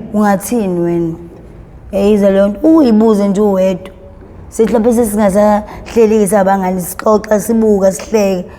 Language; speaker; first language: Zulu; native; Zulu